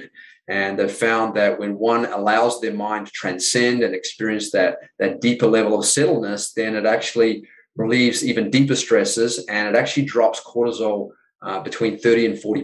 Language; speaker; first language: English; native; English